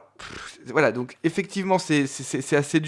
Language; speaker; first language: French; native; French